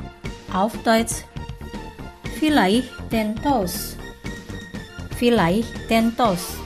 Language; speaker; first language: German; non-native, fluent; Indonesian